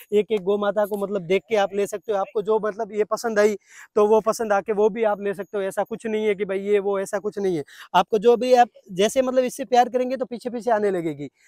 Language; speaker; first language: Hindi; native; Hindi